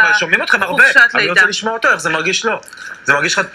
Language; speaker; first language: Hebrew; native; Hebrew